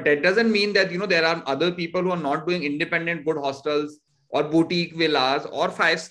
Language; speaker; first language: English; non-native, local second language; Hindi